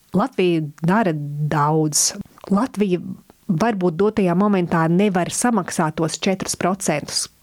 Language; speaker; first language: Latvian; early bilingual, heritage; Latvian